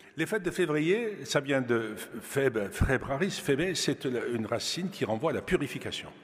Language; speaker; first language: French; native; French